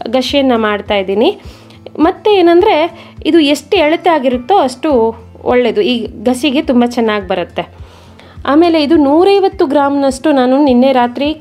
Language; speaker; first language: Kannada; non-native, local second language; Konkani